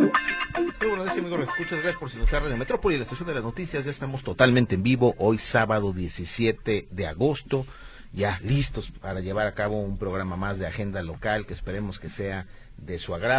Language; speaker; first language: Spanish; native; Spanish